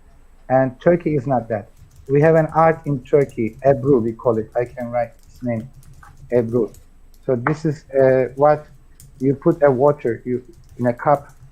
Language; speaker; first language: English; non-native, fluent; Turkish